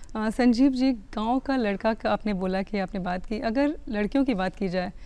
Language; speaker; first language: Hindi; native; Hindi